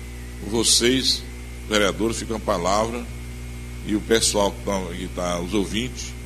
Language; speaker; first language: Portuguese; native; Portuguese